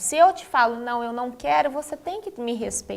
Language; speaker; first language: Portuguese; native; Portuguese